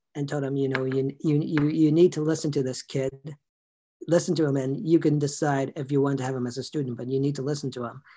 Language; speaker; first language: English; native; English